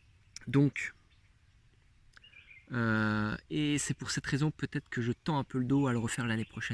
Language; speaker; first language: French; native; French